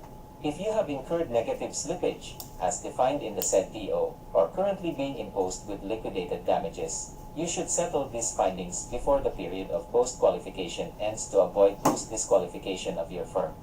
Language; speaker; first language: English; non-native, local second language; Cebuano